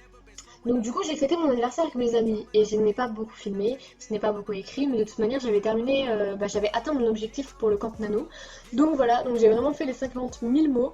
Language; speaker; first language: French; native; French